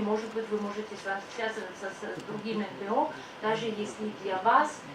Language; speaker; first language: Russian; non-native, fluent; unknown